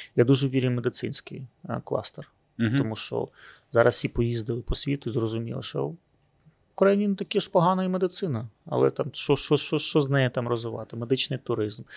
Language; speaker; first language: Ukrainian; native; Ukrainian